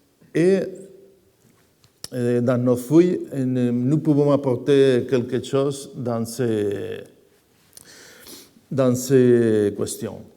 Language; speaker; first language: French; non-native, fluent; Spanish